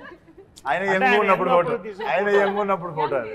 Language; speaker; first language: Telugu; native; Telugu